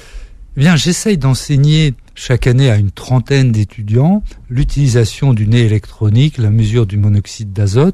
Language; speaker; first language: French; native; French